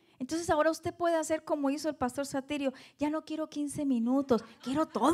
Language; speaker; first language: Spanish; native; Spanish